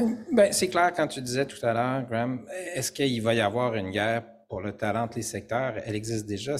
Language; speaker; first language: French; native; French